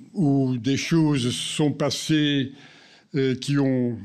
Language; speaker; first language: French; non-native, fluent; Dutch